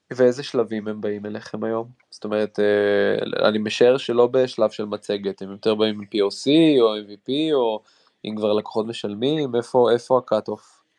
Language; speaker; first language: Hebrew; native; Hebrew